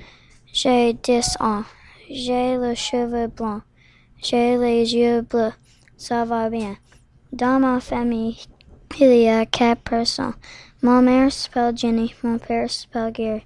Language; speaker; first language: French; non-native, local second language; English